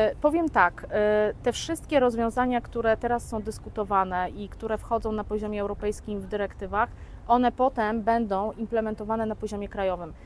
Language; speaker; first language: Polish; native; Polish